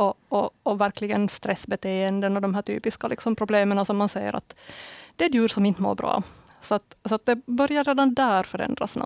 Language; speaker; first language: Swedish; native; Swedish